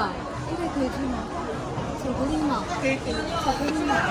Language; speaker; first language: Chinese; non-native, learner; Russian